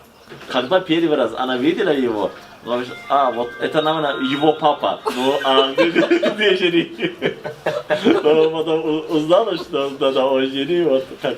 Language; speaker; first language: Russian; non-native, fluent; Turkish